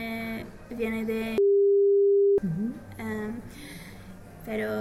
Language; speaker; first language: Spanish; non-native, learner; English